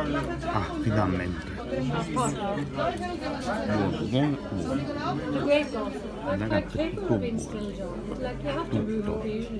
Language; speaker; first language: Italian; native; Italian